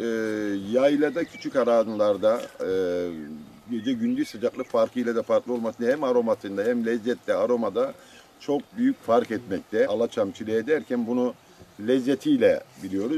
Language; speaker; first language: Turkish; native; Turkish